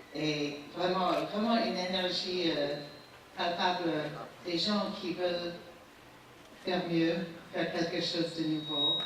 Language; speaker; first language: French; non-native, fluent; English